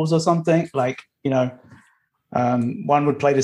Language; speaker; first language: English; native; English